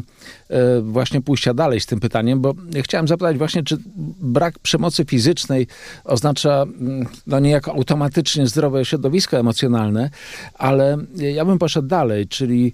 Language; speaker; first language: Polish; native; Polish